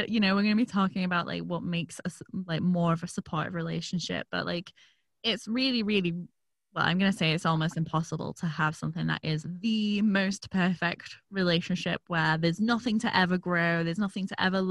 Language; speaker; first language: English; native; English